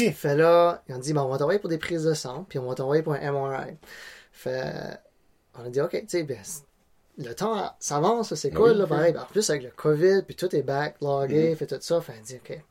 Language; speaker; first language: French; non-native, local second language; Cantonese